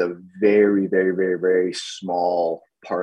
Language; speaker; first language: English; native; English